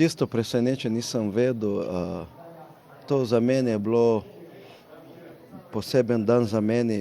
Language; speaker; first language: Slovenian; non-native, learner; Portuguese